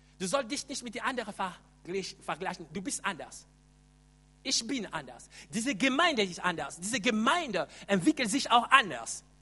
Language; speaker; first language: German; non-native, fluent; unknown